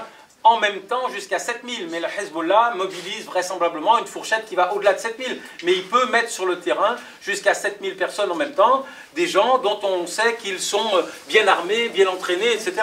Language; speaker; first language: French; native; French